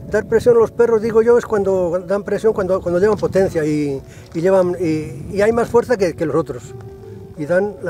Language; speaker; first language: Spanish; native; Spanish